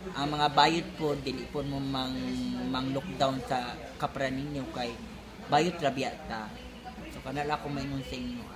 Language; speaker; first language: Cebuano; non-native, local second language; Maranao